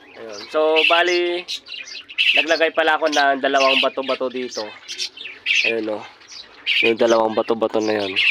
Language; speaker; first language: Filipino; native; Filipino